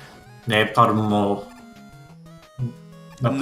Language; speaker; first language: Japanese; non-native, learner; English